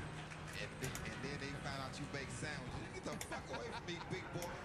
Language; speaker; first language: English; native; English